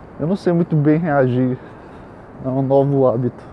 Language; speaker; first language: Portuguese; native; Portuguese